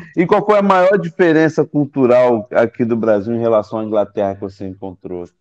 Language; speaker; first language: Portuguese; native; Portuguese